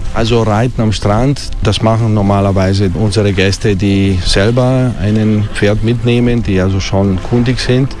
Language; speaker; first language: German; non-native, fluent; Italian